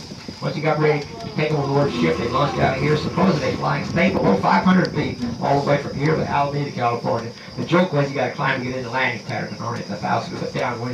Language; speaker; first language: English; native; English